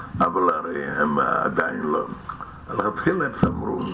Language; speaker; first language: Hebrew; non-native, fluent; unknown